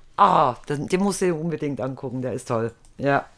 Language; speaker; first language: German; native; German